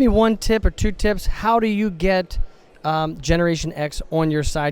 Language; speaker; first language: English; native; English